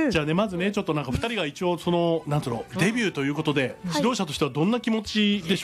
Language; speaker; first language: Japanese; native; Japanese